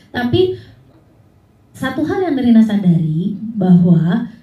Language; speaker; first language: Indonesian; early bilingual, heritage; Indonesian